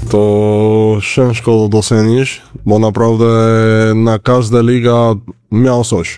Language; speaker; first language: Polish; non-native, learner; Spanish